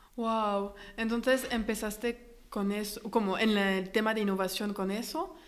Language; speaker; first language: Spanish; non-native, fluent; French